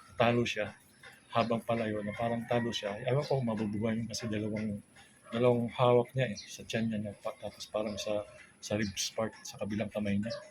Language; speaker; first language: Filipino; non-native, local second language; Cebuano